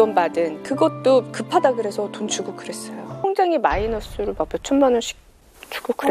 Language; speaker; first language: Korean; native; Korean